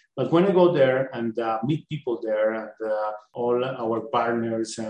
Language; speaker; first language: English; non-native, learner; Spanish